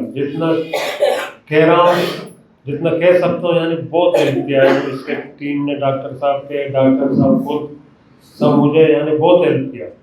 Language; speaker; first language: Hindi; non-native, fluent; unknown